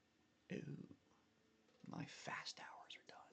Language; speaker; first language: English; native; English